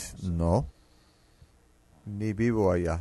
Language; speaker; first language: Spanish; non-native, fluent; Finnish